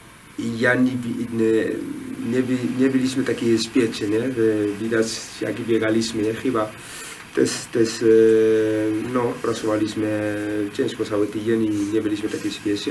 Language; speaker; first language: Polish; non-native, learner; Spanish